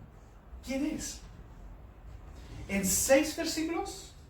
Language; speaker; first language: Spanish; non-native, fluent; English